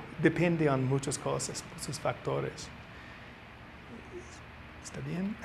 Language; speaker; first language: Spanish; non-native, learner; English